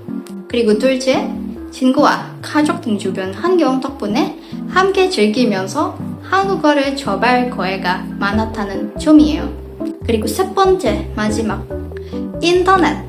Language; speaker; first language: Korean; non-native, fluent; Indonesian